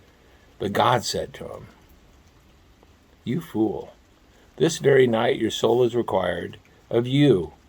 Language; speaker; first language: English; native; English